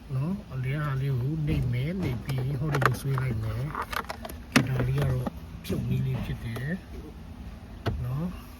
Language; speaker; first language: Burmese; non-native, local second language; Tedim Chin